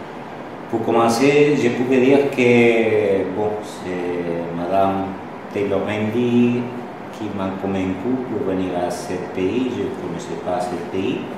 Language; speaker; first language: French; non-native, learner; Spanish